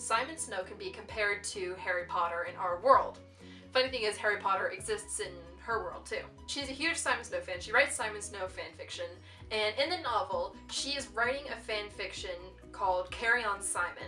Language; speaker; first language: English; native; English